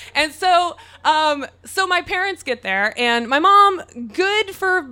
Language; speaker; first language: English; native; English